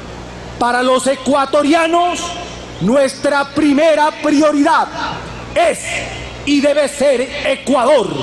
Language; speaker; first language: Spanish; native; Spanish